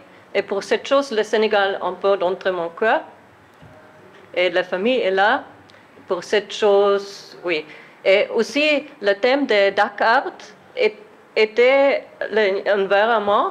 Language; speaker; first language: French; non-native, learner; German